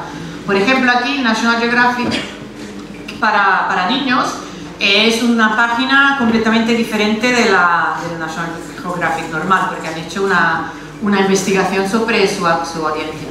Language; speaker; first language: Spanish; non-native, fluent; Italian